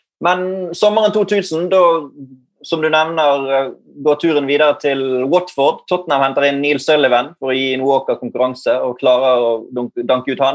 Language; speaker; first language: Norwegian; native; Norwegian